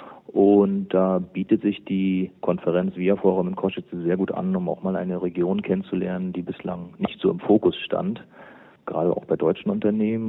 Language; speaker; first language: German; native; German